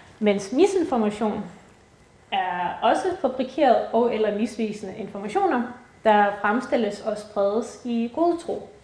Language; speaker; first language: Danish; early bilingual, other home language; Ukrainian